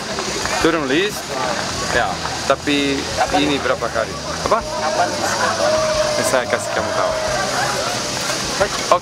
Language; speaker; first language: Indonesian; non-native, learner; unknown